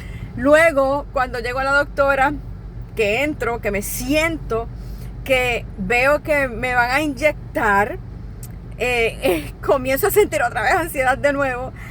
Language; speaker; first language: Spanish; native; Spanish